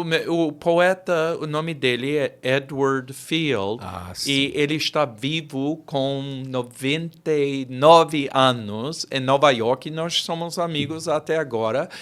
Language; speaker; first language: Portuguese; non-native, fluent; English